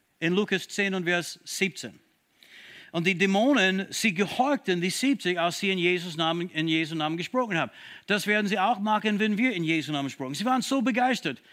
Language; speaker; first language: German; non-native, fluent; English